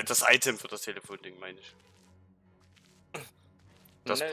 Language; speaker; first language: German; native; German